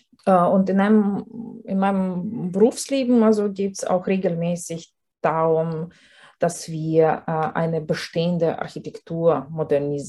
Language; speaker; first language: German; non-native, fluent; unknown